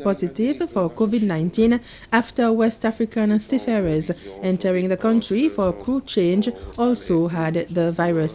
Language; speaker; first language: English; non-native, local second language; Seselwa Creole French